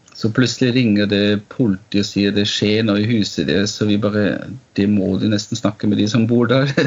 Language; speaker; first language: Norwegian; non-native, fluent; German